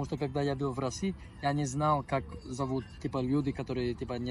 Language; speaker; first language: Russian; non-native, learner; Spanish